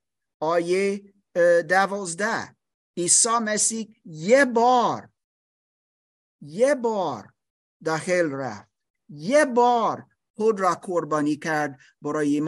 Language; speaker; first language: Persian; non-native, learner; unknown